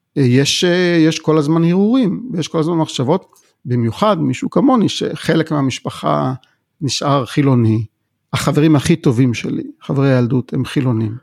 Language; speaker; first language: Hebrew; native; Hebrew